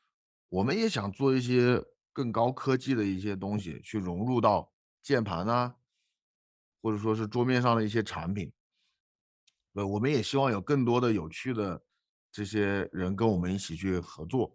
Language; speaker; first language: Chinese; native; Chinese